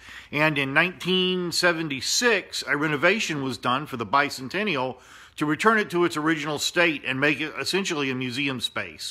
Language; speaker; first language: English; native; English